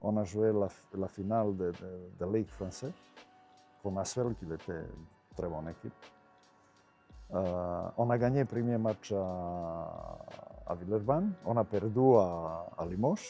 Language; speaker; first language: French; non-native, learner; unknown